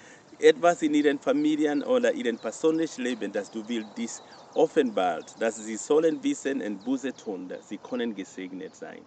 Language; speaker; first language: German; non-native, fluent; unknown